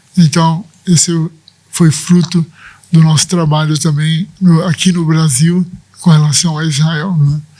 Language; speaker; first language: Portuguese; native; Portuguese